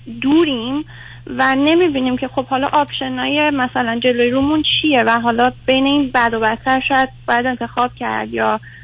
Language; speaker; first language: Persian; early bilingual, heritage; Persian